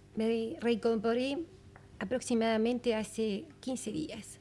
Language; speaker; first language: Spanish; early bilingual, other home language; Italian